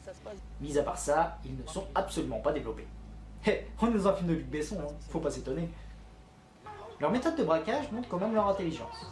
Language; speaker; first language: French; native; French